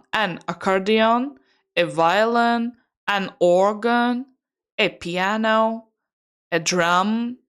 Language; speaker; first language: English; non-native, fluent; Azerbaijani